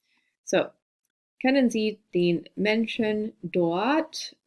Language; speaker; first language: German; non-native, fluent; English